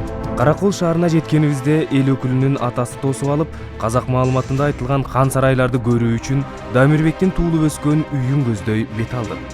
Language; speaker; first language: Kyrgyz; native; Kyrgyz